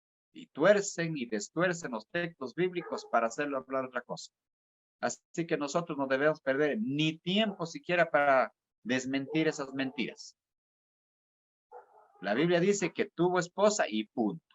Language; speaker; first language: Spanish; native; Spanish